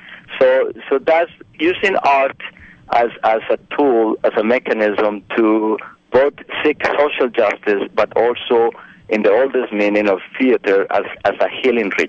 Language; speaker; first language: English; non-native, fluent; Spanish